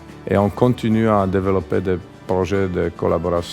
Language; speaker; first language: French; non-native, fluent; Czech